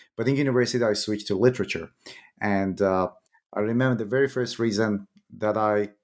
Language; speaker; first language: English; non-native, fluent; Persian